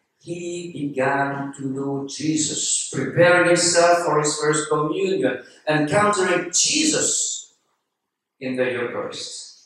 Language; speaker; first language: English; non-native, fluent; French